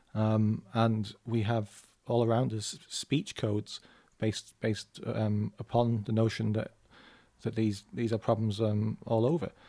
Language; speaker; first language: English; native; English